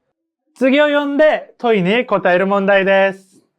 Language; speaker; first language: Japanese; non-native, fluent; Korean